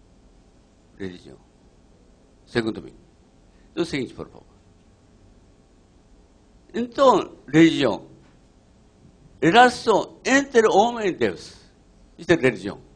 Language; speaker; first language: Portuguese; non-native, learner; Japanese